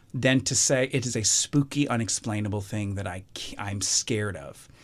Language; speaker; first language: English; native; English